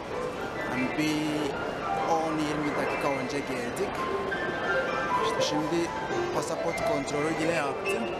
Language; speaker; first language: Turkish; non-native, fluent; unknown